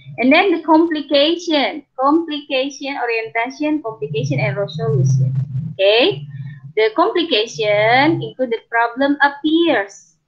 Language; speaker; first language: English; non-native, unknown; Indonesian